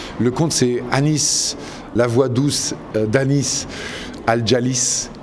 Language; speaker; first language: French; native; French